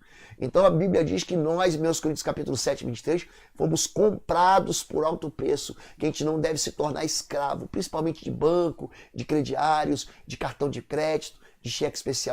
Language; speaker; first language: Portuguese; native; Portuguese